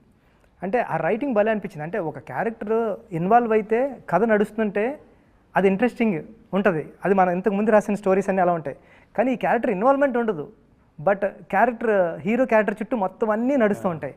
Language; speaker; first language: Telugu; native; Telugu